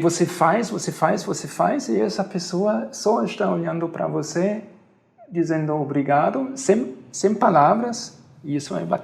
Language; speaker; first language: Portuguese; non-native, fluent; German